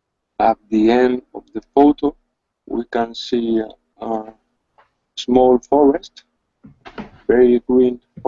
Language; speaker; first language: English; non-native, learner; Spanish